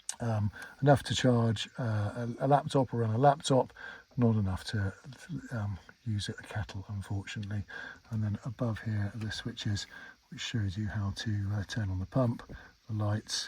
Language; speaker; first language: English; native; English